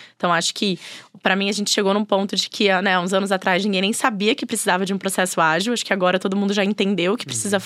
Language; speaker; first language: Portuguese; native; Portuguese